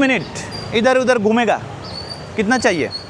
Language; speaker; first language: Hindi; non-native, learner; Bangla